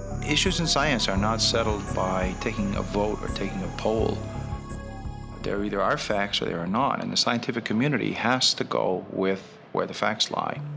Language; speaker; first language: English; native; English